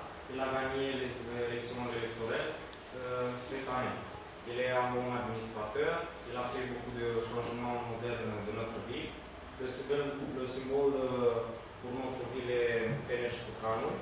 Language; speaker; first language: French; non-native, learner; Romanian